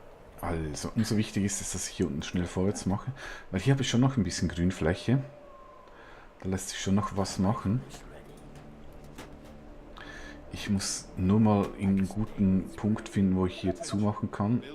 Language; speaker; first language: German; native; German